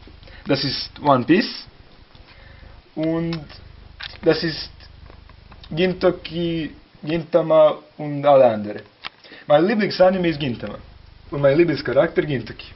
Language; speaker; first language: German; non-native, learner; Serbian